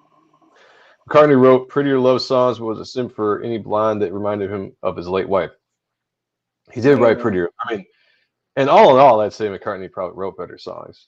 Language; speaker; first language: English; native; English